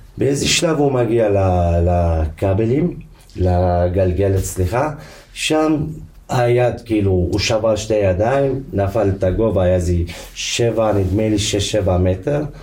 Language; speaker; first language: Hebrew; non-native, local second language; Arabic